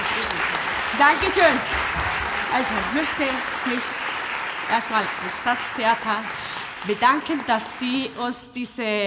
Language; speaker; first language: German; non-native, fluent; Spanish